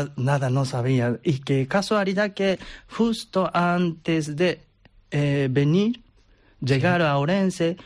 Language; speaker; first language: Spanish; non-native, learner; Japanese